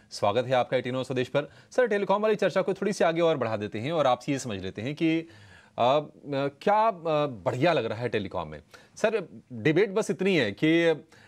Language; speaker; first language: Hindi; native; Hindi